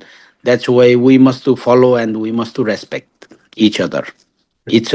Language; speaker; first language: English; non-native, learner; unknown